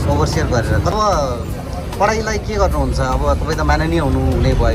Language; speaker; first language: Nepali; native; Nepali